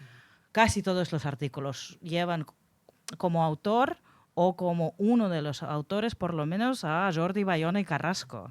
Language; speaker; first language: Spanish; non-native, fluent; Russian